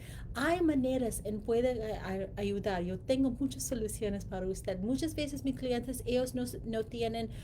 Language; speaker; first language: Spanish; non-native, learner; English